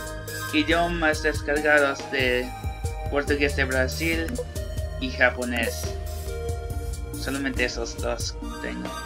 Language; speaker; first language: Spanish; non-native, learner; English